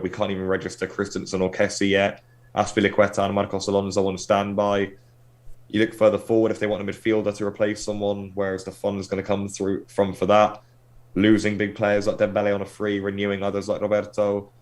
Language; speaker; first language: English; native; English